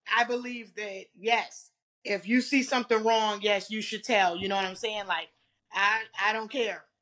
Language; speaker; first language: English; native; English